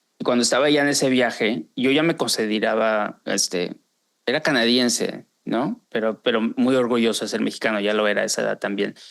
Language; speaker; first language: Spanish; early bilingual, heritage; Spanish